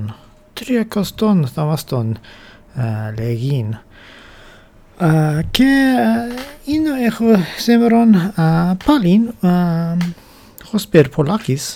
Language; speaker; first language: Greek; non-native, learner; English